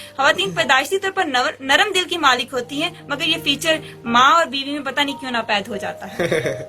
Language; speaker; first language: Urdu; non-native, local second language; Punjabi